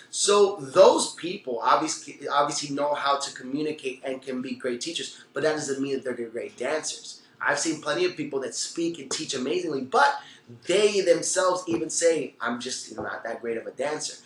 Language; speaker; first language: English; early bilingual, other home language; Spanish